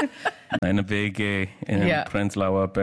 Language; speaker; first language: German; non-native, fluent; English